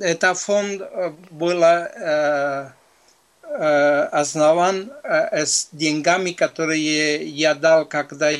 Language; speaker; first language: Russian; non-native, fluent; Spanish